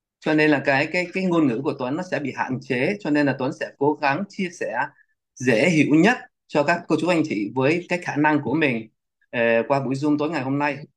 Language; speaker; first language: Vietnamese; early bilingual, heritage; Vietnamese